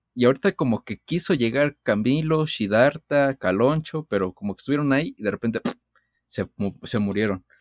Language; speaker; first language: Spanish; native; Spanish